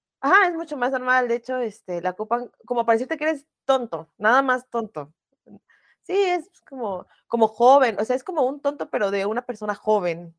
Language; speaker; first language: Spanish; native; Spanish